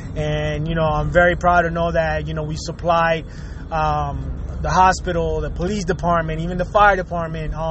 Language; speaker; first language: English; early bilingual, other home language; Spanish